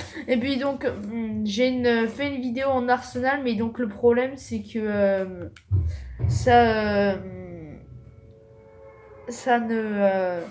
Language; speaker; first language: French; native; French